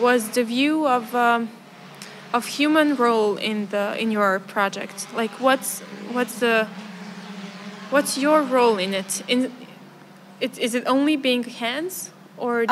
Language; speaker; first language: English; non-native, fluent; Serbian